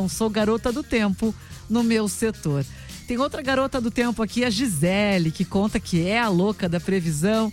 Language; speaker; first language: Portuguese; native; Portuguese